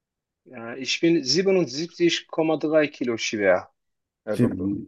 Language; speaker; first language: German; non-native, learner; Turkish